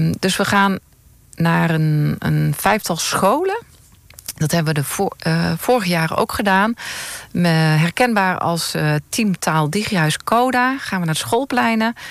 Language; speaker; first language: Dutch; native; Dutch